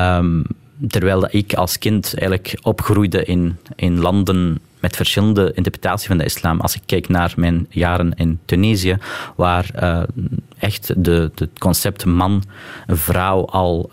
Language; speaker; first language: Dutch; non-native, local second language; Arabic